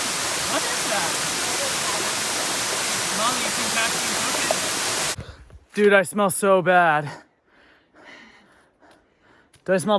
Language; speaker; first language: English; native; English